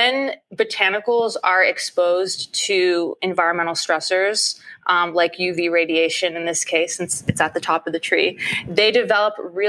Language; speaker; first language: English; native; English